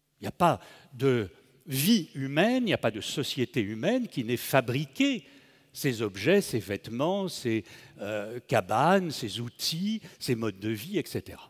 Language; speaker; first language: French; native; French